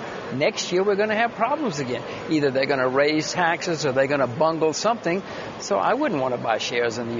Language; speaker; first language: English; native; English